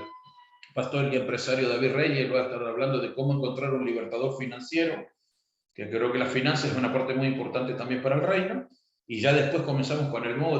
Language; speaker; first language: Spanish; native; Spanish